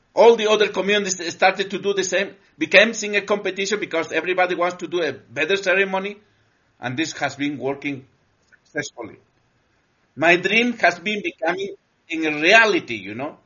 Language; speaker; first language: English; non-native, learner; Spanish